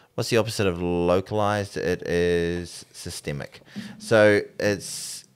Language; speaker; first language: English; native; English